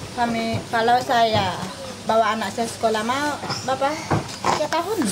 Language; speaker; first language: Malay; non-native, local second language; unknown